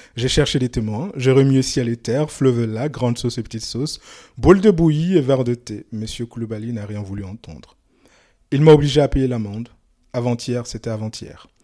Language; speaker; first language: French; non-native, local second language; Soninke